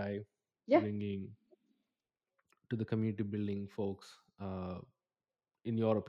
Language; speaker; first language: English; non-native, local second language; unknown